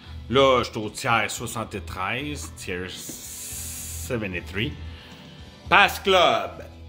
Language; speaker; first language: French; native; French